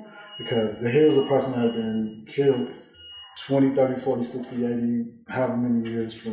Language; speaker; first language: English; native; English